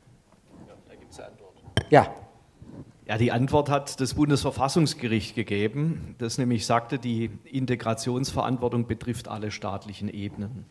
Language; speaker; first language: German; native; German